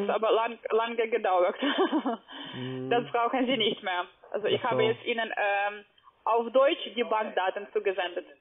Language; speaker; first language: German; non-native, learner; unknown